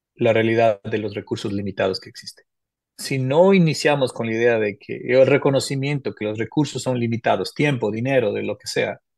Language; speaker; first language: Spanish; native; Spanish